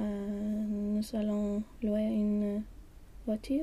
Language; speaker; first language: French; non-native, learner; Swedish